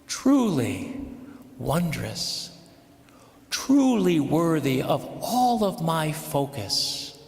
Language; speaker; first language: English; native; English